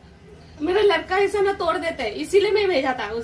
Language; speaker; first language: Hindi; non-native, local second language; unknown